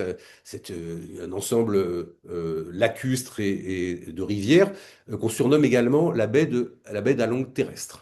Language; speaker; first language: French; native; French